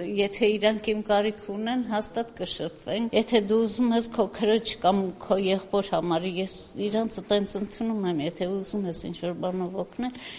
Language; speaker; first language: Armenian; native; Armenian